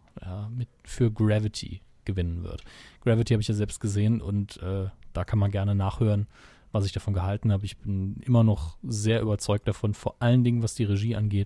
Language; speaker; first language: German; native; German